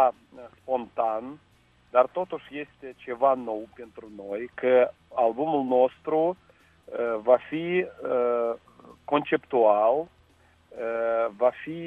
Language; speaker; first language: Romanian; non-native, local second language; Russian